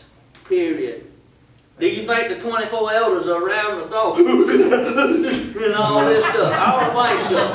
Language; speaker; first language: English; native; English